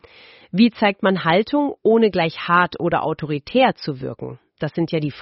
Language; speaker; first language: German; native; German